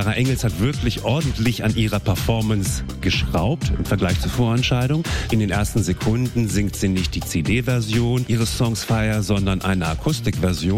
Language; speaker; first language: German; native; German